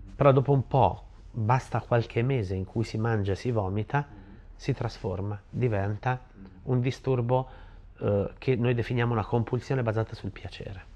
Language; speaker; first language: Italian; native; Italian